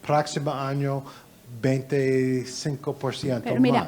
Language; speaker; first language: Spanish; non-native, learner; English